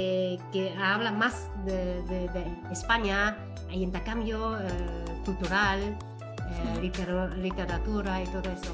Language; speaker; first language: Spanish; non-native, fluent; Vietnamese